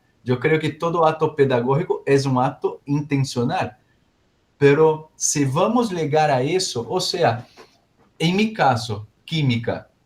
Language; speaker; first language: Spanish; non-native, learner; Portuguese